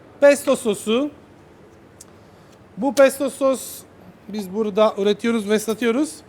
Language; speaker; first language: Turkish; non-native, learner; Italian